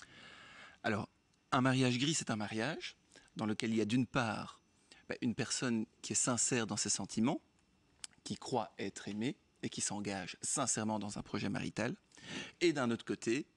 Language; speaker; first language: French; native; French